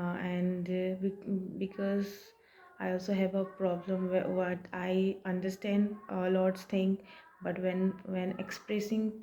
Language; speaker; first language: English; non-native, learner; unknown